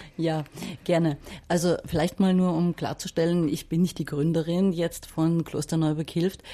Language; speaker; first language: German; native; German